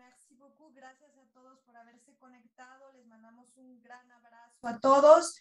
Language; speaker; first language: Spanish; native; Spanish